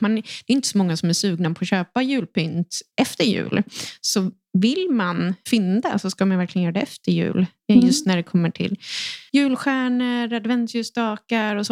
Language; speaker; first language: Swedish; native; Swedish